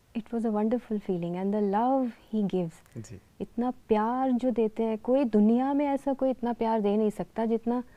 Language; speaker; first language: Hindi; native; Hindi